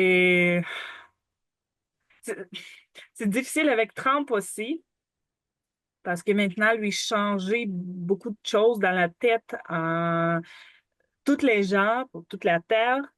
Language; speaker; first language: French; non-native, learner; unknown